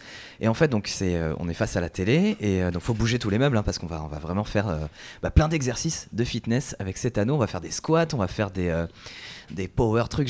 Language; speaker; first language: French; native; French